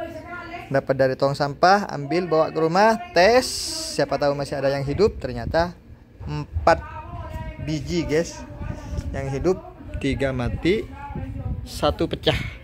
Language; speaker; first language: Indonesian; native; Indonesian